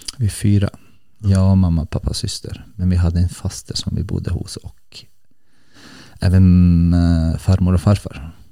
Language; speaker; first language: Swedish; early bilingual, other home language; Bosnian